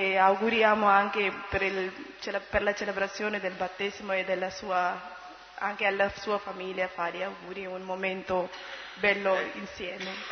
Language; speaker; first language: Italian; non-native, fluent; Malayalam